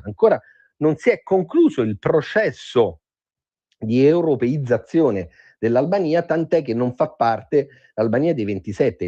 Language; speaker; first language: Italian; native; Italian